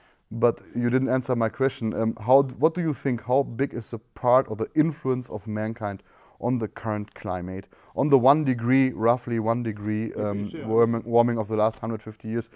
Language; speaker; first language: English; non-native, fluent; German